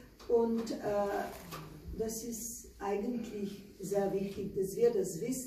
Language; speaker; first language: German; non-native, learner; Slovenian